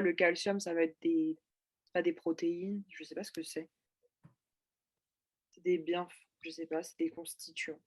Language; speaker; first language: French; native; French